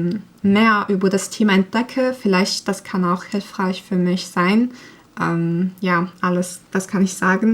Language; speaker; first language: German; non-native, learner; Turkish